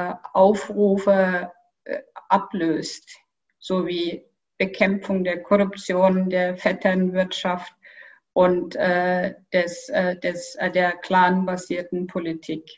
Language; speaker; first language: German; non-native, fluent; Kyrgyz